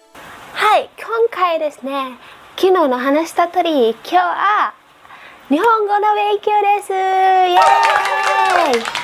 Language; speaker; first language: Japanese; non-native, learner; Indonesian